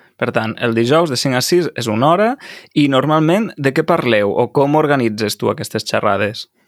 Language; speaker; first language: Catalan; native; Catalan